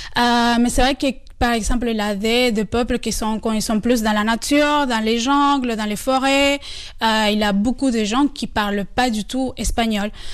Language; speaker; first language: French; non-native, fluent; Spanish